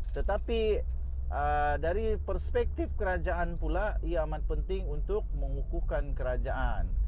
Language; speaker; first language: Malay; non-native, local second language; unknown